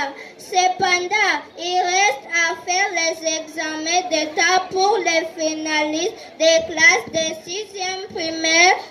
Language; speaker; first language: French; non-native, learner; Kinyarwanda